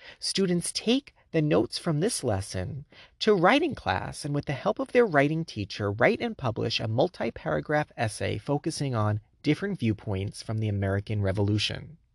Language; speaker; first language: English; native; English